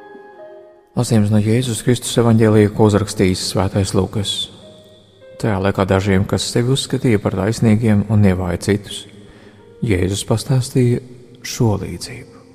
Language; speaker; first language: Latvian; native; Latvian